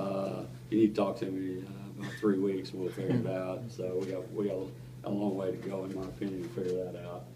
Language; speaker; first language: English; native; English